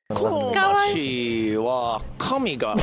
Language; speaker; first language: Japanese; non-native, learner; English